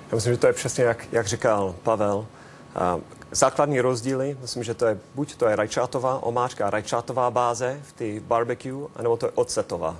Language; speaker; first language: Czech; non-native, fluent; English